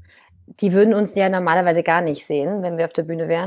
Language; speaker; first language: German; native; German